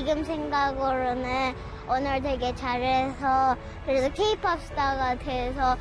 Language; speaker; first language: Korean; native; Korean